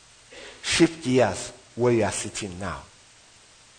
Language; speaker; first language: English; non-native, local second language; Zulu